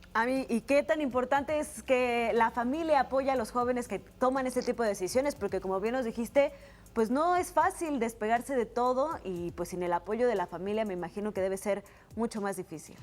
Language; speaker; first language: Spanish; native; Spanish